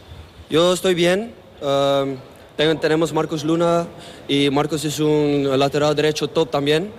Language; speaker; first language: Spanish; non-native, learner; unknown